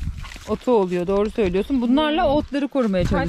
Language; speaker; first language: Turkish; native; Turkish